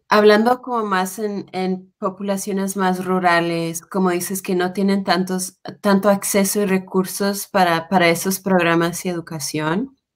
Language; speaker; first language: Spanish; non-native, fluent; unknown